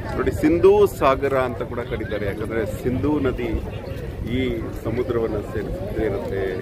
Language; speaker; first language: Kannada; native; Kannada